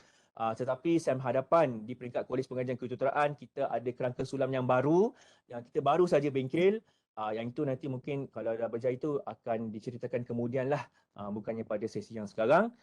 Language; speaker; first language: Malay; native; Malay